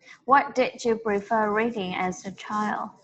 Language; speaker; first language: English; non-native, fluent; Vietnamese